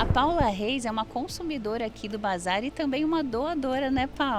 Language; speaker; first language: Portuguese; native; Portuguese